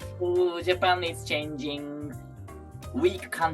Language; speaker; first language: English; non-native, learner; Japanese